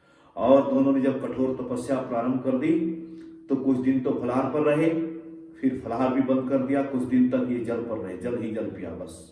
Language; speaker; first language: Hindi; native; Hindi